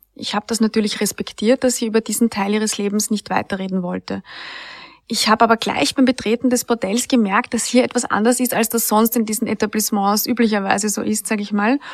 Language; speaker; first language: German; native; German